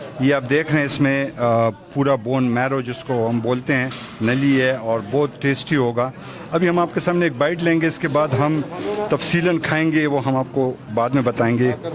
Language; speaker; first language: Urdu; non-native, local second language; Pashto